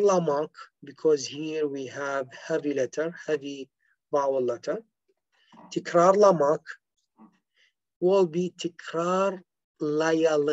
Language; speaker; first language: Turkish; non-native, fluent; Arabic